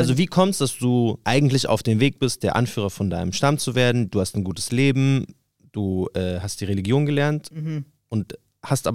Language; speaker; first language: German; native; German